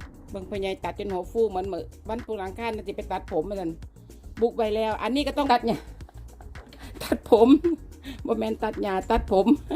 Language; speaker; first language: Thai; non-native, local second language; Northeastern Thai